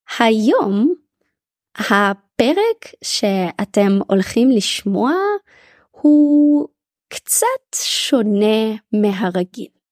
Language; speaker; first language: Hebrew; native; Hebrew